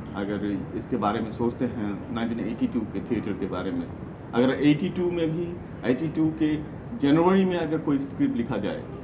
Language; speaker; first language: Hindi; non-native, local second language; Manipuri